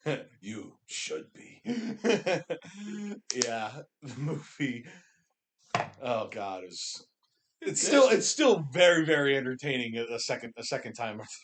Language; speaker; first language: English; native; English